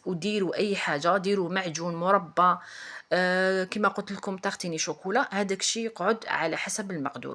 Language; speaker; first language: Arabic; native; Arabic